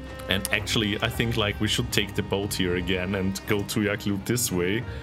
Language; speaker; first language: English; non-native, fluent; German